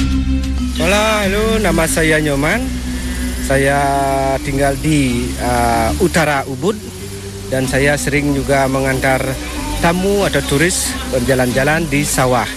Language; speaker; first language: Indonesian; non-native, local second language; Balinese